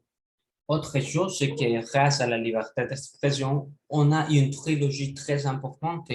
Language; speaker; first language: French; non-native, learner; Spanish